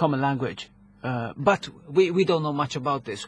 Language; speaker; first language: English; non-native, local second language; Maltese